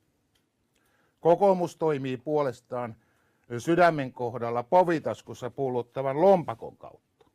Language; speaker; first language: Finnish; native; Finnish